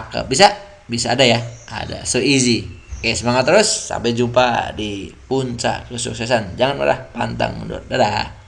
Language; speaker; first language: Indonesian; native; Indonesian